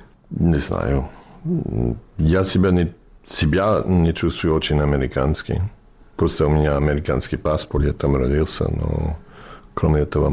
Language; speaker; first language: Russian; non-native, fluent; English